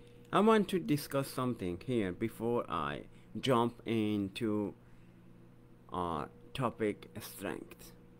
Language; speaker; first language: English; non-native, fluent; Persian